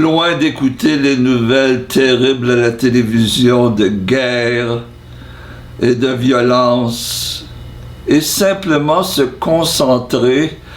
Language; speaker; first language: French; non-native, fluent; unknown